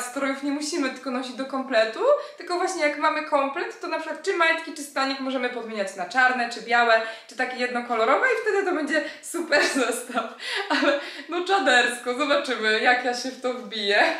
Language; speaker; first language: Polish; native; Polish